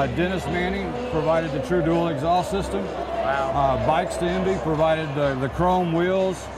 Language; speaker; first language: English; native; English